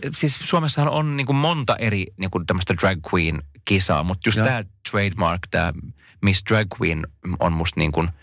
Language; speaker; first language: Finnish; non-native, local second language; Swedish